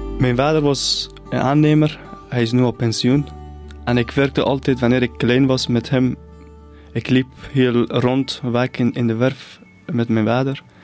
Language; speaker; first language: Dutch; non-native, fluent; Persian